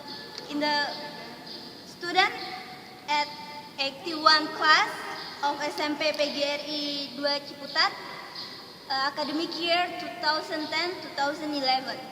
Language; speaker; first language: English; non-native, learner; Indonesian